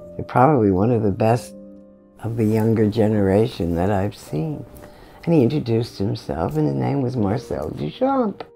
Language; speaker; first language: English; native; English